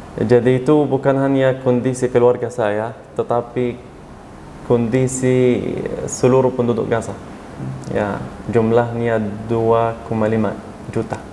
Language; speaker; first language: Indonesian; non-native, fluent; Arabic